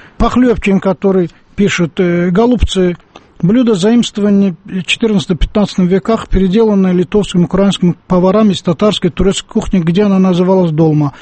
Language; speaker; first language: Russian; non-native, local second language; Azerbaijani